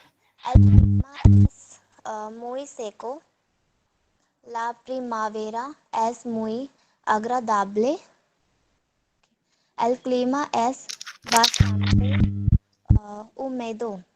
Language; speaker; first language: Spanish; non-native, learner; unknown